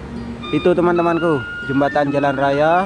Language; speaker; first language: Indonesian; non-native, local second language; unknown